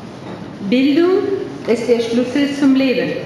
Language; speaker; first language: German; non-native, fluent; Persian